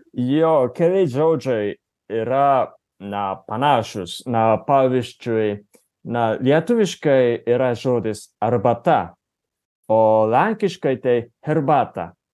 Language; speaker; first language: Lithuanian; non-native, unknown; Japanese